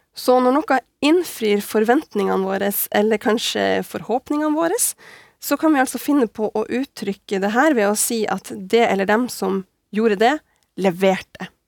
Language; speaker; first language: Norwegian; native; Norwegian